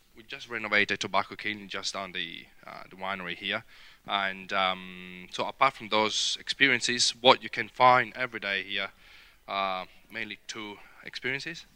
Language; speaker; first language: English; non-native, fluent; Italian